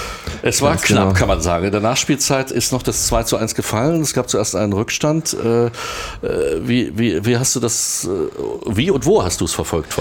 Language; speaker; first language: German; native; German